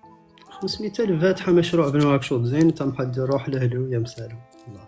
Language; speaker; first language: Arabic; native; Arabic